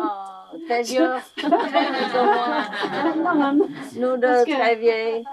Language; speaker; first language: French; non-native, learner; Vietnamese